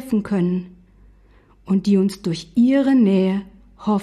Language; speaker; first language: German; native; German